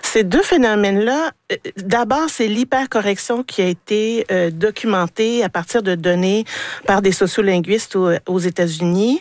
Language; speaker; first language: French; native; French